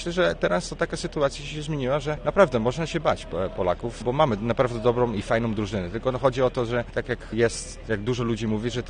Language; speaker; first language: Polish; early bilingual, heritage; Polish